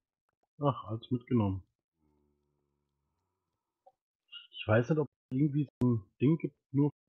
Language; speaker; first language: German; native; German